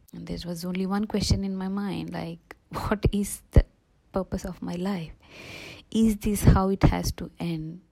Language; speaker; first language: English; non-native, local second language; Telugu